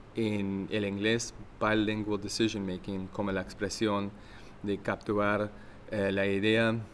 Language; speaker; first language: Spanish; non-native, learner; English